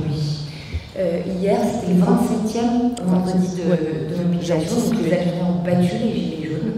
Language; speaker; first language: French; native; French